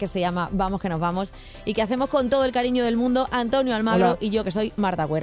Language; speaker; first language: Spanish; native; Spanish